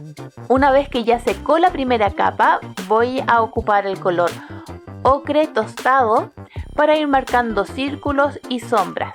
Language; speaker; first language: Spanish; native; Spanish